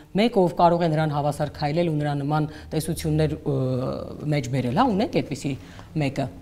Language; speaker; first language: Armenian; native; Armenian